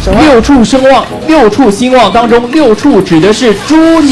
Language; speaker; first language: Chinese; native; Chinese